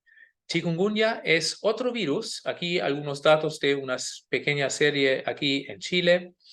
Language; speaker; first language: Spanish; non-native, fluent; German